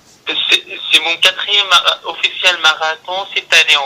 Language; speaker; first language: French; non-native, learner; Arabic